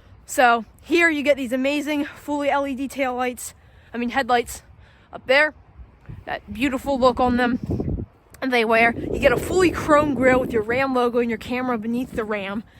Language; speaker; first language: English; native; English